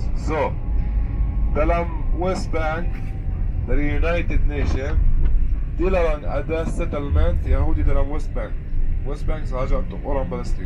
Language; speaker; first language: Indonesian; non-native, fluent; Arabic